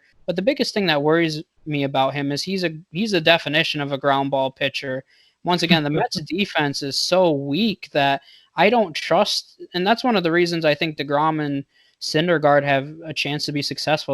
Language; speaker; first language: English; native; English